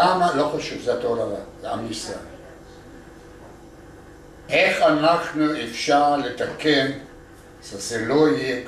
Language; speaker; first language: Hebrew; non-native, learner; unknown